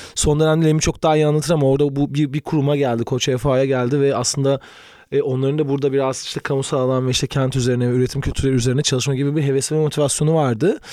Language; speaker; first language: Turkish; native; Turkish